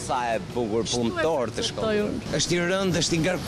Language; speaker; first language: Albanian; native; Albanian